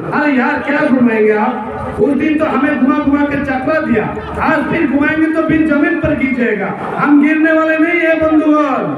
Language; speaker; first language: Hindi; non-native, local second language; Bangla